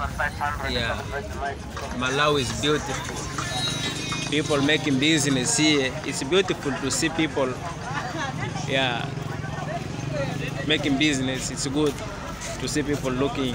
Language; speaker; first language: English; non-native, fluent; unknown